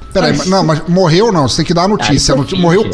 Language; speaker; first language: Portuguese; native; Portuguese